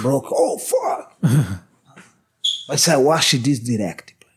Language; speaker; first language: English; non-native, learner; Portuguese